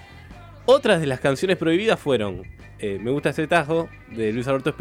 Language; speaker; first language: Spanish; native; Spanish